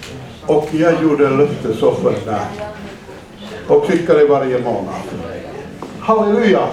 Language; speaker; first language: Swedish; non-native, fluent; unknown